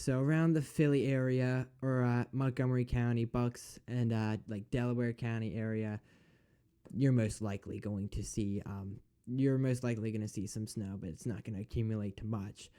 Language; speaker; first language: English; native; English